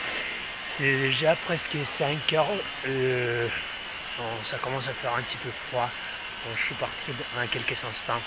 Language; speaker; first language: French; non-native, fluent; Spanish